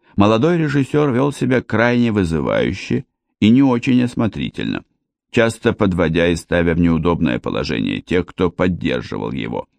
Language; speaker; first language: Russian; native; Russian